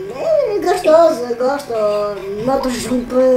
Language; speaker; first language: Portuguese; non-native, learner; Italian